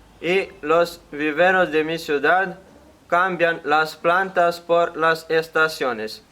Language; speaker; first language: Spanish; non-native, fluent; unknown